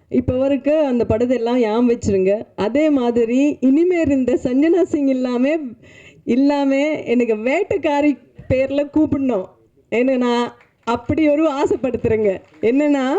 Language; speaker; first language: Tamil; non-native, learner; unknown